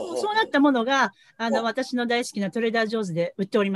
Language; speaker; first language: Japanese; native; Japanese